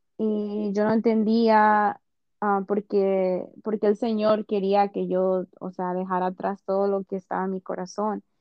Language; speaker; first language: Spanish; early bilingual, heritage; Spanish